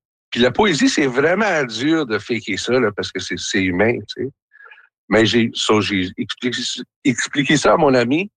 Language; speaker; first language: French; native; French